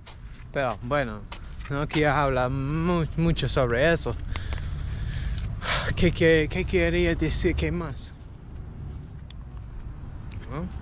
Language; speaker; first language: Spanish; non-native, learner; English